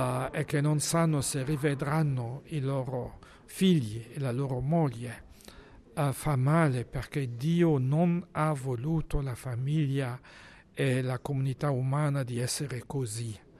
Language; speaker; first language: Italian; non-native, fluent; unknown